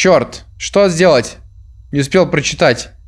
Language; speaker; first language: Russian; native; Russian